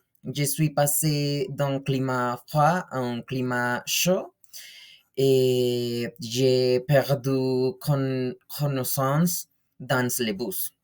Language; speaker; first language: French; non-native, learner; Spanish